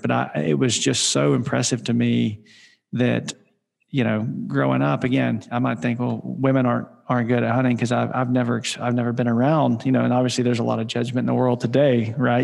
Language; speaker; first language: English; native; English